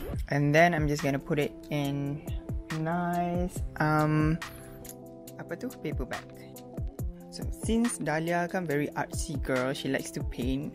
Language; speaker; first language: English; non-native, local second language; Malay